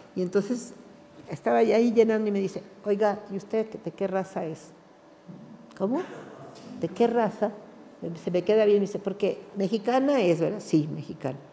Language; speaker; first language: Spanish; native; Spanish